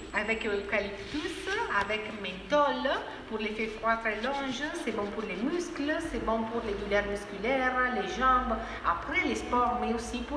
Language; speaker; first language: French; non-native, fluent; Spanish